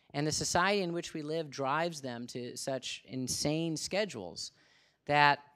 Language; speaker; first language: English; native; English